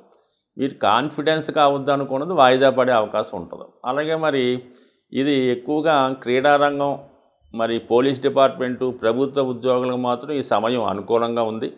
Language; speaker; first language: Telugu; native; Telugu